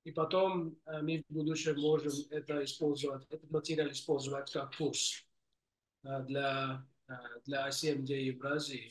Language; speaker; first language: Russian; non-native, fluent; English